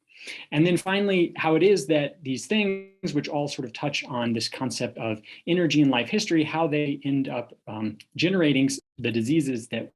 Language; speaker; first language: English; native; English